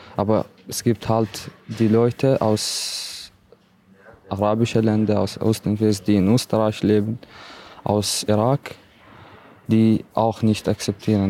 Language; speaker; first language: German; non-native, learner; Arabic